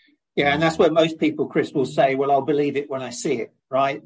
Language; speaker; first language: English; native; English